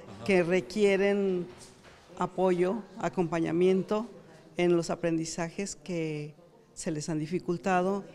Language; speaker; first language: Spanish; native; Spanish